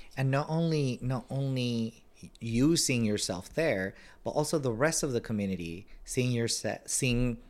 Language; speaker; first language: English; non-native, fluent; Spanish